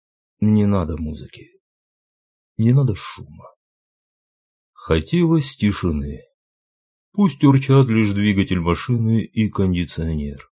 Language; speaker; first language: Russian; native; Russian